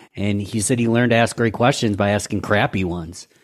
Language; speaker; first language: English; native; English